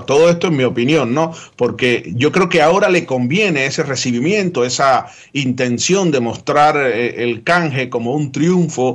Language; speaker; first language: Spanish; native; Spanish